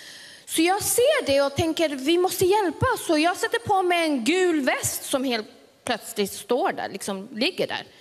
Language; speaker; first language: Swedish; early bilingual, other home language; Spanish